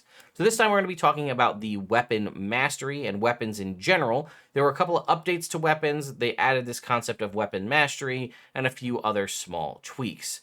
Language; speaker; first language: English; native; English